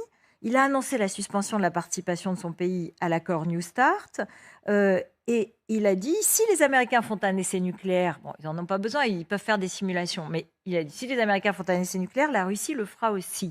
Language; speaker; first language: French; native; French